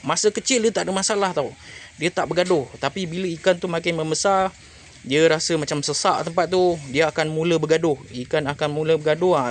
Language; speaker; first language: Malay; native; Malay